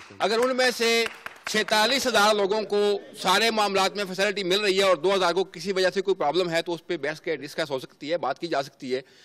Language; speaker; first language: Urdu; non-native, local second language; Punjabi